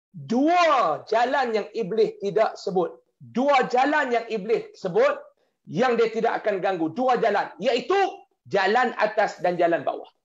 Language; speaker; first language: Malay; native; Malay